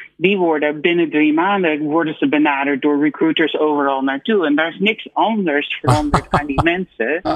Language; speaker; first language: Dutch; non-native, fluent; English